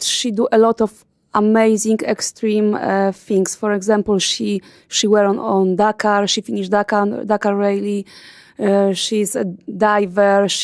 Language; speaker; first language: English; non-native, learner; Polish